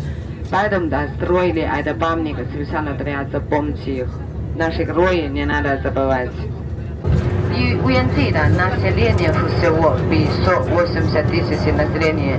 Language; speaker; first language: Russian; non-native, learner; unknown